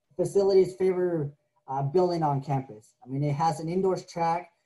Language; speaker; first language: English; native; English